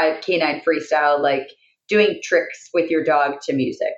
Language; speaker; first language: English; native; English